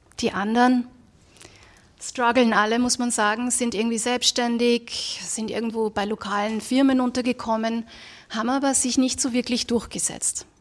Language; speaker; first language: German; early bilingual, other home language; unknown